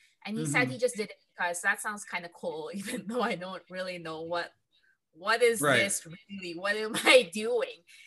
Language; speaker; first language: English; non-native, local second language; Filipino